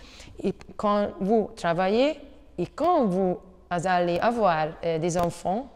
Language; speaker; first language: French; non-native, learner; Hungarian